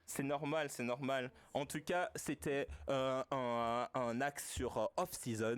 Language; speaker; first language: French; native; French